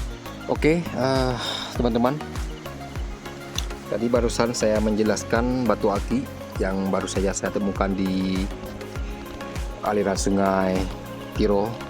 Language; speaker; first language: Indonesian; non-native, local second language; Achinese